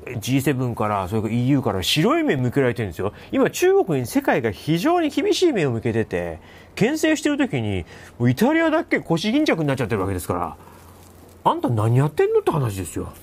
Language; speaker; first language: Japanese; native; Japanese